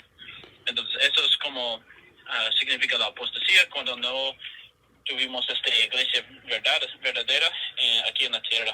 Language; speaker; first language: Spanish; non-native, fluent; English